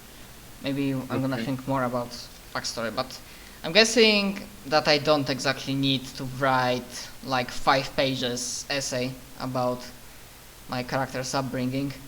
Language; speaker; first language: English; non-native, fluent; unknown